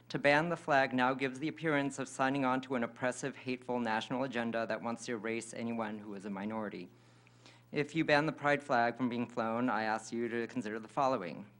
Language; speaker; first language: English; native; English